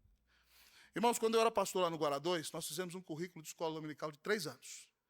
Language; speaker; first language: Portuguese; native; Portuguese